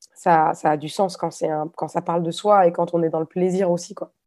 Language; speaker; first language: French; native; French